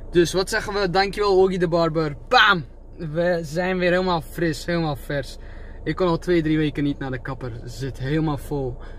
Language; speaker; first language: Dutch; early bilingual, other home language; Turkish